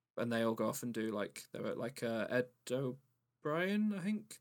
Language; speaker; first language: English; native; English